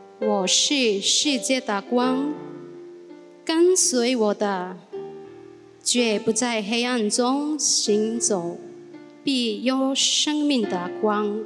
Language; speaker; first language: Chinese; native; Chinese